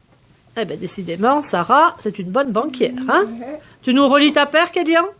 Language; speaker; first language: French; native; French